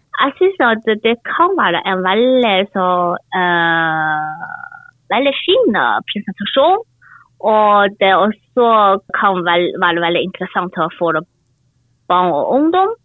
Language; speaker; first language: Norwegian; non-native, learner; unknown